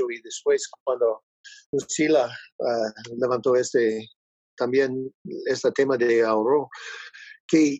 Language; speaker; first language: Spanish; non-native, learner; English